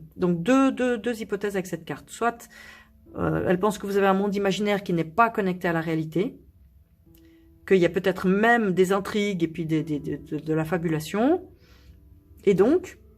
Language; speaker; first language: French; native; French